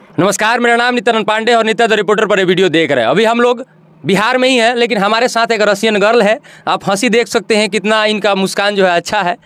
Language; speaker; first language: Hindi; native; Hindi